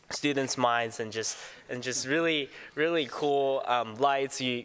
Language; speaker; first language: English; non-native, local second language; Cantonese